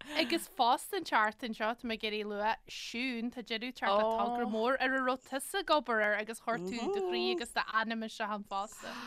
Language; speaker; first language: Irish; native; Irish